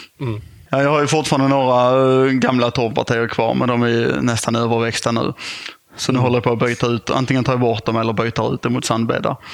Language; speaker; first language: Swedish; native; Swedish